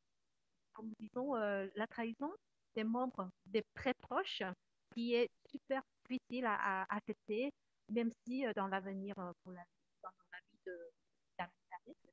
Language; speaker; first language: French; non-native, fluent; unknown